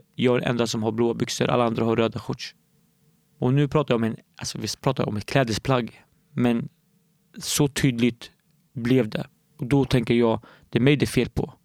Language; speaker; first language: Swedish; early bilingual, other home language; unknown